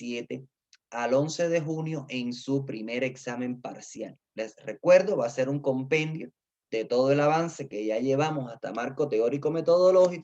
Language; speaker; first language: Spanish; native; Spanish